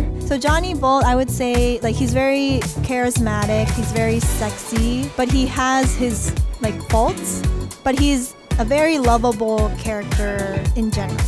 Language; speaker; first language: English; native; English